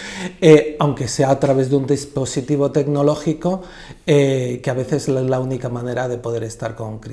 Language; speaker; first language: Spanish; native; Spanish